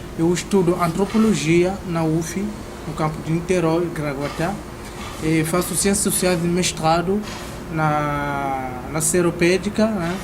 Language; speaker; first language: Portuguese; non-native, fluent; Kongo